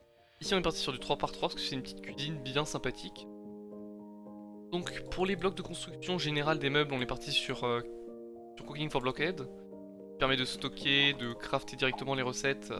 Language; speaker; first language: French; native; French